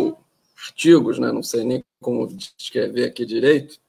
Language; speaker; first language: Portuguese; native; Portuguese